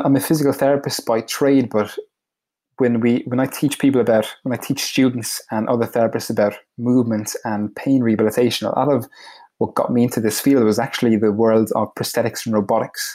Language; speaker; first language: English; native; English